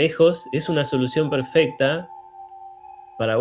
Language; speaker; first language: Spanish; native; Spanish